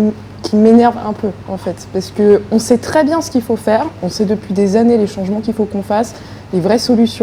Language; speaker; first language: French; native; French